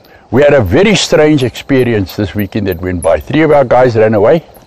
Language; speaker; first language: English; non-native, local second language; Afrikaans